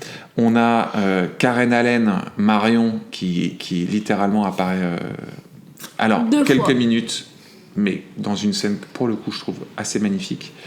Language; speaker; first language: French; native; French